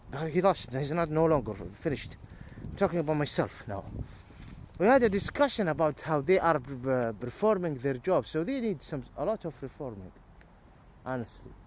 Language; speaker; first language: English; non-native, fluent; Arabic